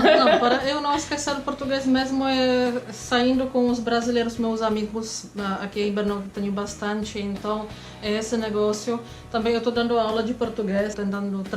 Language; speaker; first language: Portuguese; non-native, fluent; Czech